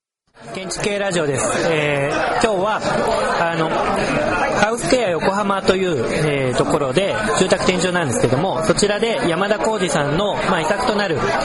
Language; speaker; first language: Japanese; native; Japanese